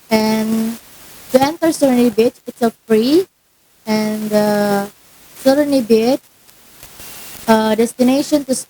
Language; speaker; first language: English; non-native, learner; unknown